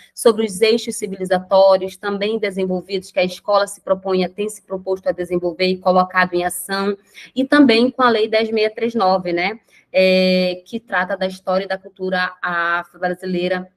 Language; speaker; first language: Portuguese; native; Portuguese